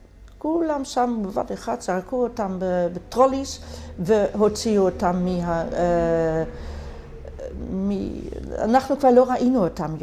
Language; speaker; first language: Hebrew; non-native, fluent; Dutch